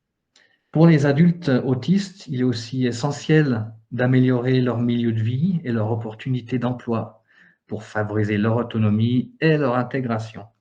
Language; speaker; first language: French; native; French